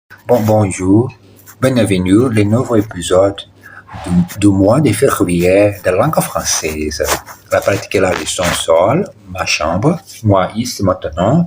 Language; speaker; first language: French; non-native, learner; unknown